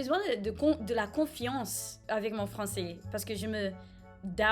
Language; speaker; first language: French; non-native, fluent; Portuguese